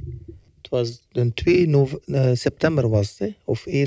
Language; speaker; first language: Dutch; early bilingual, other home language; Turkish